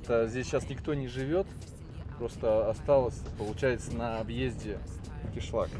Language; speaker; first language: Russian; native; Russian